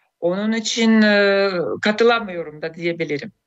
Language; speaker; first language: Turkish; non-native, fluent; Russian